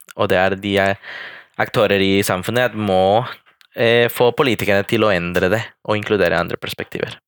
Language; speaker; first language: Norwegian; non-native, fluent; Spanish